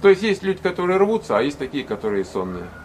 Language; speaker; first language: Russian; native; Russian